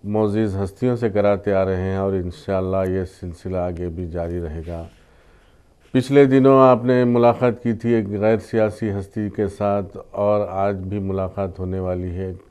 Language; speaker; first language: Hindi; non-native, local second language; Urdu